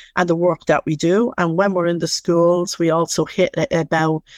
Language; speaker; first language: English; native; English